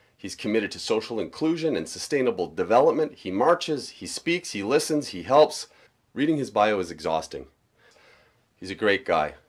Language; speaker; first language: English; native; English